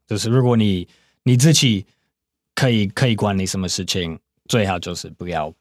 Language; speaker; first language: Chinese; non-native, fluent; English